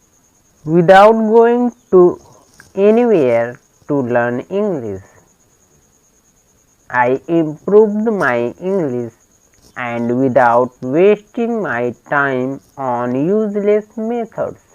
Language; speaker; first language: English; non-native, learner; Hindi